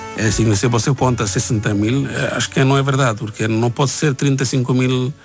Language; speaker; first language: Portuguese; non-native, learner; Bangla